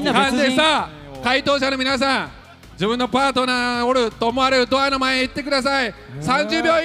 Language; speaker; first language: Japanese; native; Japanese